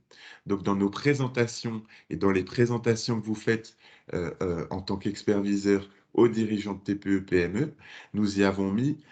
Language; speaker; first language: French; native; French